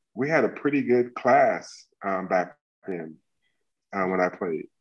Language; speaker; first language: English; native; English